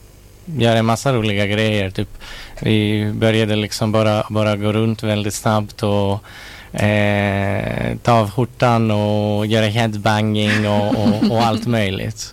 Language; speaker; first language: Swedish; non-native, fluent; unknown